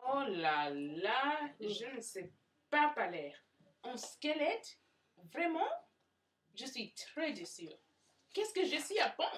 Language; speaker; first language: French; non-native, learner; English